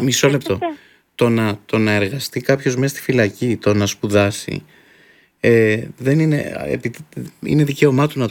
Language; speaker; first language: Greek; native; Greek